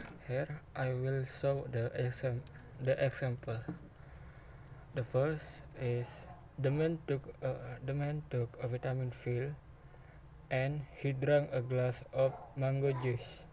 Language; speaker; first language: English; non-native, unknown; Indonesian